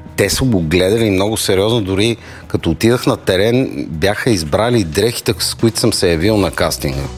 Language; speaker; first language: Bulgarian; native; Bulgarian